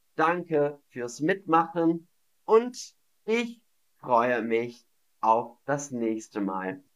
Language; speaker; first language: German; non-native, fluent; English